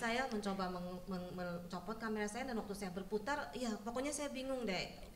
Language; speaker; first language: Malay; non-native, fluent; English